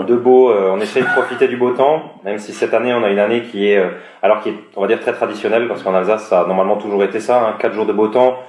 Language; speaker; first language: French; native; French